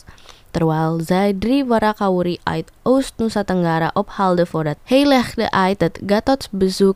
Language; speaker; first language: Dutch; non-native, fluent; Indonesian